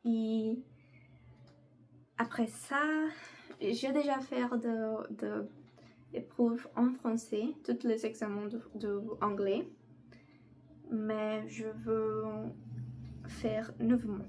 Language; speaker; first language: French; non-native, learner; Portuguese